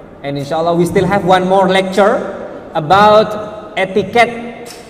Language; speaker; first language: English; non-native, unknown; Indonesian